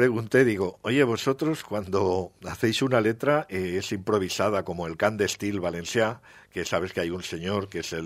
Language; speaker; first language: Spanish; native; Spanish